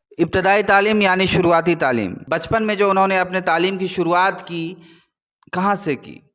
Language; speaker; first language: Urdu; native; Urdu